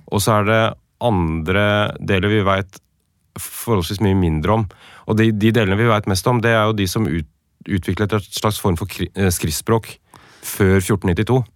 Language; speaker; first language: Norwegian; native; Norwegian